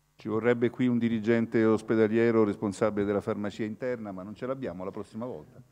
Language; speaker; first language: Italian; native; Italian